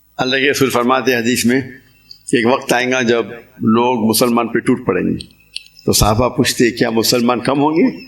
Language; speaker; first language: Urdu; non-native, local second language; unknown